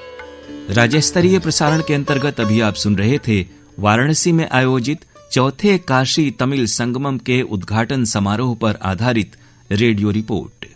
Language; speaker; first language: Hindi; native; Hindi